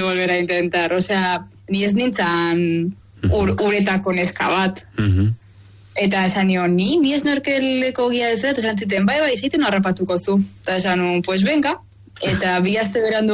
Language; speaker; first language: Basque; native; Basque